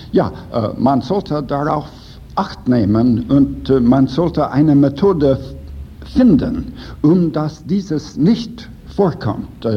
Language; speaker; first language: German; non-native, fluent; English